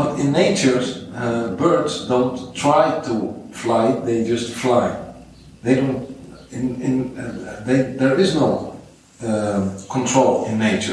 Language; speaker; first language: English; non-native, fluent; Dutch